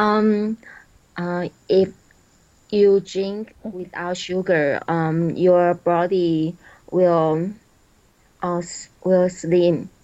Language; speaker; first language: English; non-native, learner; Chinese